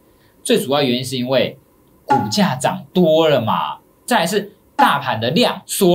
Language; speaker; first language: Chinese; native; Chinese